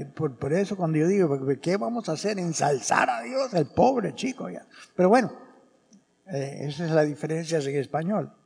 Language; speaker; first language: Spanish; early bilingual, heritage; English